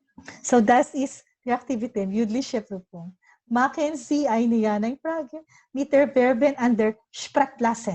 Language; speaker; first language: German; non-native, learner; Filipino